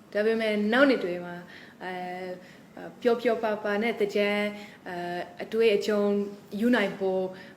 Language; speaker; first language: Burmese; non-native, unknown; Dutch